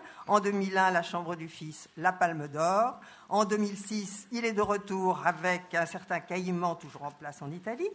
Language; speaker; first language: French; native; French